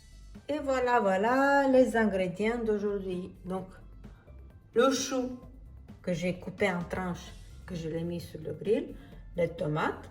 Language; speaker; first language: French; non-native, fluent; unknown